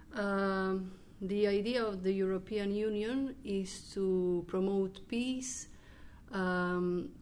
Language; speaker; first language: English; non-native, fluent; Croatian